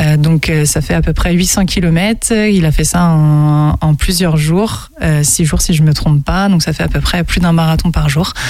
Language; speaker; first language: French; native; French